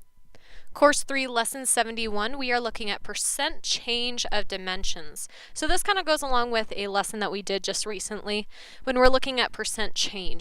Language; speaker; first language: English; native; English